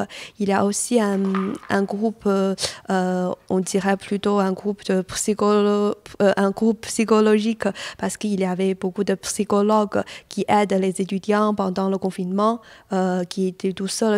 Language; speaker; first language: French; non-native, fluent; Chinese